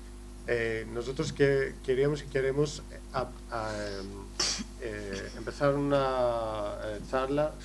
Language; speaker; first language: Spanish; non-native, learner; Greek